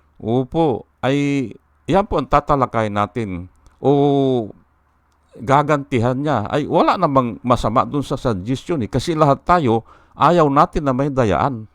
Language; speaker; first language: Filipino; native; Filipino